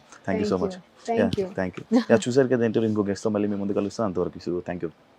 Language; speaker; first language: Telugu; native; Telugu